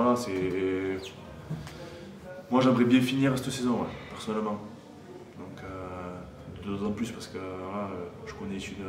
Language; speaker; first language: French; native; French